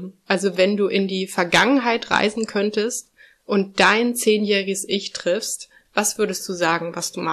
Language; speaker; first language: German; native; German